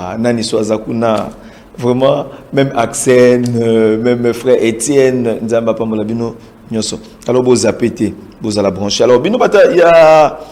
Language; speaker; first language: Lingala; native; Lingala